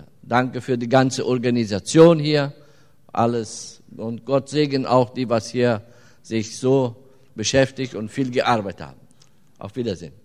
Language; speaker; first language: German; early bilingual, heritage; German